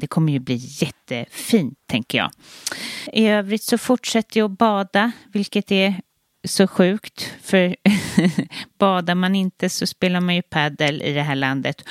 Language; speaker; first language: Swedish; native; Swedish